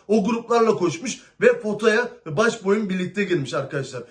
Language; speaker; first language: Turkish; native; Turkish